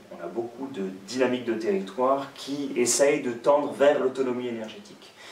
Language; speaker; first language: French; native; French